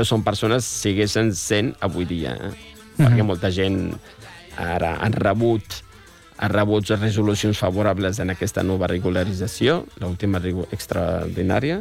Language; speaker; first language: Catalan; non-native, fluent; Arabic